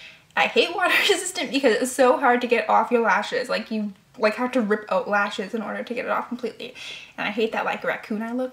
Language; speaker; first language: English; native; English